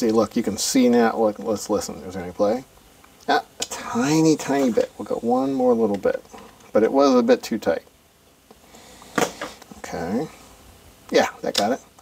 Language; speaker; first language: English; native; English